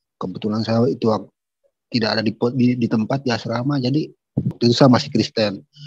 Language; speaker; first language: Indonesian; native; Indonesian